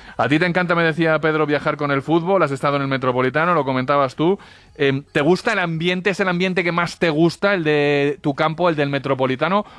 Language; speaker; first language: Spanish; native; Spanish